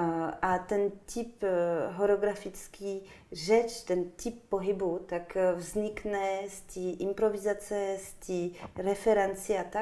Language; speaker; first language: Czech; non-native, fluent; French